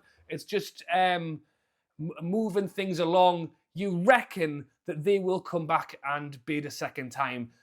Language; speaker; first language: English; native; English